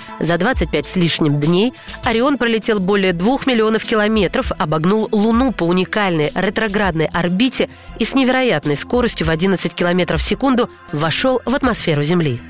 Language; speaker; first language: Russian; native; Russian